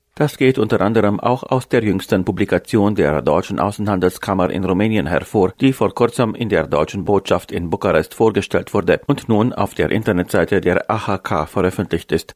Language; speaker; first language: German; non-native, local second language; Romanian